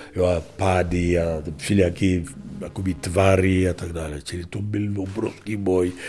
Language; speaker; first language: Czech; non-native, fluent; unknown